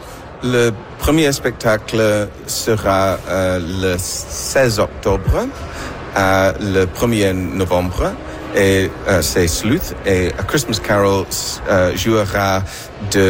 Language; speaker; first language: French; non-native, fluent; English